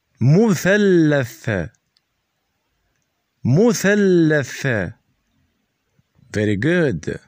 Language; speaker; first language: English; non-native, learner; Arabic